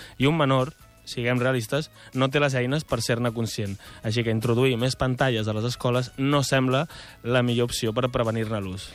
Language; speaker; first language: Catalan; native; Catalan